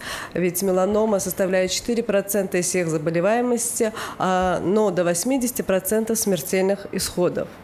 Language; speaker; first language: Russian; native; Russian